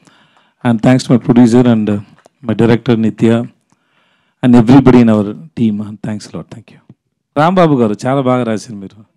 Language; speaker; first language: Telugu; non-native, learner; Tamil